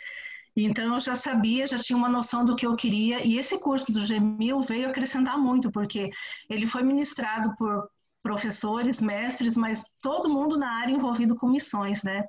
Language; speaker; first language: Portuguese; native; Portuguese